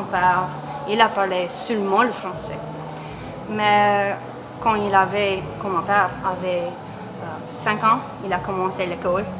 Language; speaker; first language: French; non-native, local second language; English